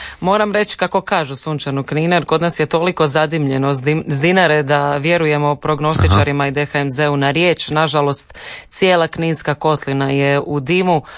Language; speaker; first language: Serbian; native; Serbian